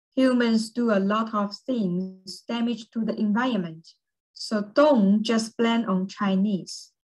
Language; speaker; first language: English; early bilingual, other home language; Chinese